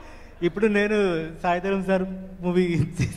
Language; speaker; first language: Telugu; non-native, learner; Malayalam